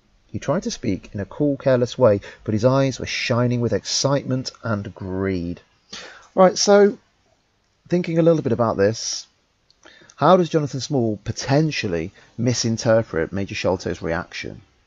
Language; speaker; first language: English; native; English